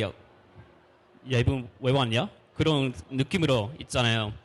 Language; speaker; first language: Korean; non-native, fluent; English